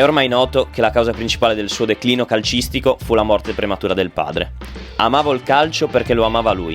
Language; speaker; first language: Italian; native; Italian